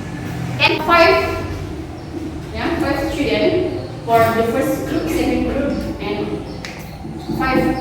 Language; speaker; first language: English; non-native, learner; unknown